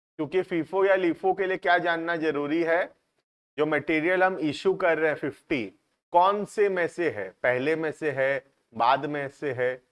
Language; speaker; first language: Hindi; native; Hindi